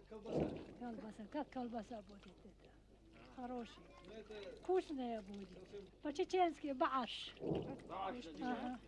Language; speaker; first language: Russian; non-native, local second language; Chechen